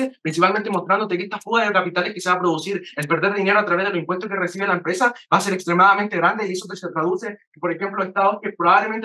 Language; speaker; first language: Spanish; native; Spanish